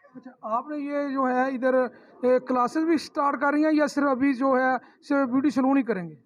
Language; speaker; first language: Urdu; non-native, local second language; Punjabi